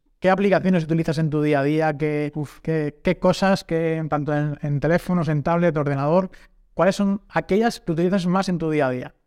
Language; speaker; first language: Spanish; native; Spanish